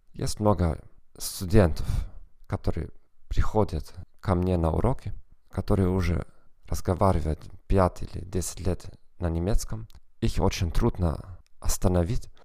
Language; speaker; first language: Russian; non-native, fluent; German